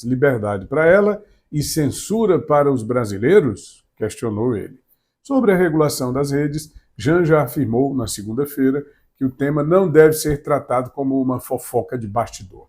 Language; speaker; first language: Portuguese; native; Portuguese